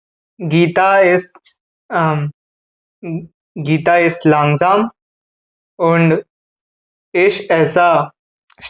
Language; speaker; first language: German; non-native, learner; Hindi